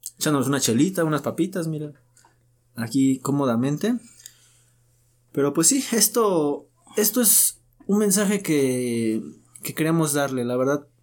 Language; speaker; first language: Spanish; native; Spanish